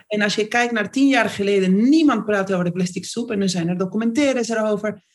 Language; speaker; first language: Dutch; non-native, fluent; Spanish